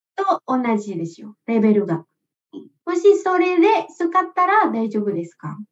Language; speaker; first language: Japanese; non-native, learner; Indonesian